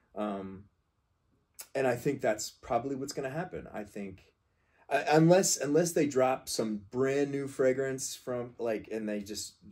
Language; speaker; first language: English; native; English